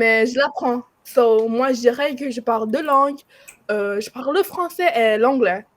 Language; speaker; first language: French; non-native, fluent; English